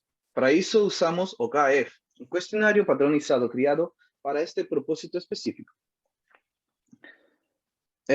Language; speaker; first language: Portuguese; non-native, learner; Spanish